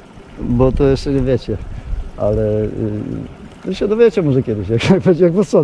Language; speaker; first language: Polish; native; Polish